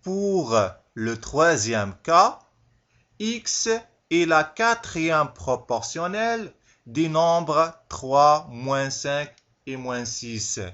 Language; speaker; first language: French; non-native, local second language; Arabic